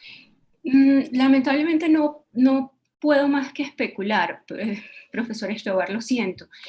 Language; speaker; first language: Spanish; native; Spanish